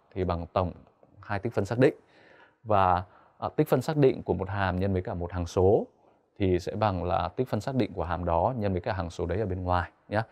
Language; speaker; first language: Vietnamese; native; Vietnamese